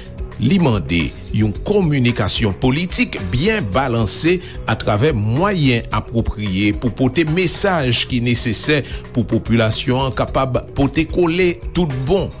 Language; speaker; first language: French; non-native, local second language; Haitian Creole